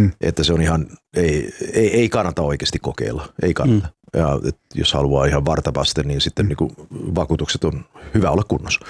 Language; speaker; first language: Finnish; early bilingual, heritage; English